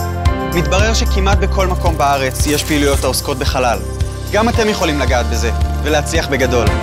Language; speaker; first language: Hebrew; native; Hebrew